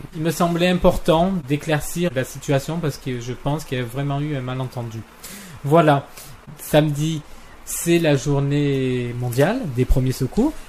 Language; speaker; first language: French; native; French